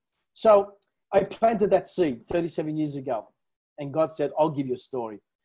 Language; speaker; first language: English; non-native, local second language; Italian